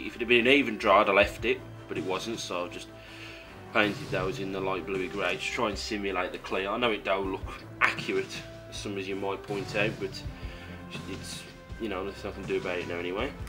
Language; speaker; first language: English; native; English